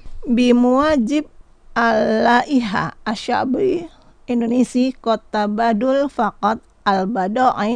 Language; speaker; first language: Arabic; non-native, fluent; Indonesian